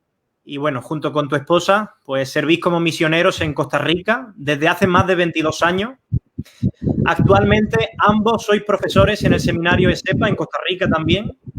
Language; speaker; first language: Spanish; native; Spanish